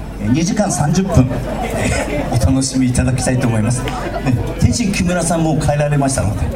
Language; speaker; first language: Japanese; native; Japanese